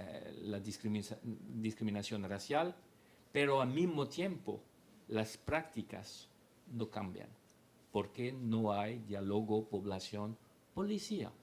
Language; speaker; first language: Spanish; non-native, fluent; French